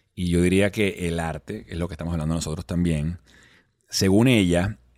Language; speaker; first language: Spanish; native; Spanish